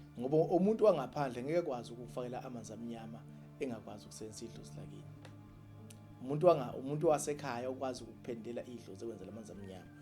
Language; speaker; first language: Zulu; native; Zulu